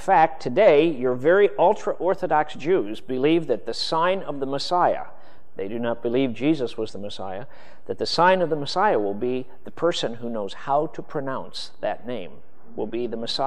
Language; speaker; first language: English; native; English